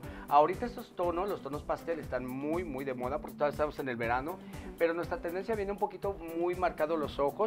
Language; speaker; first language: Spanish; native; Spanish